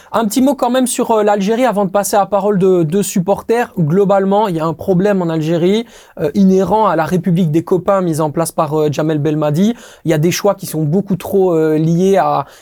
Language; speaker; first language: French; native; French